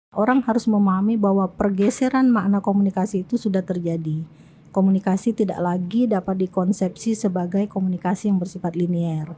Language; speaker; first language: Indonesian; native; Indonesian